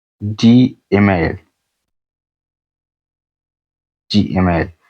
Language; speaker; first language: German; non-native, fluent; Uzbek